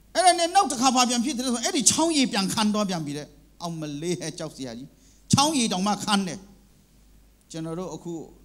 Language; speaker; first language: Burmese; non-native, local second language; Kachin